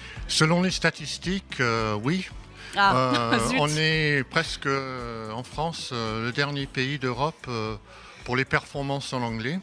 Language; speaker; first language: French; non-native, fluent; English